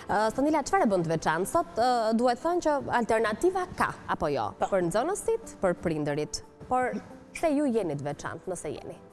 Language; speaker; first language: Albanian; native; Albanian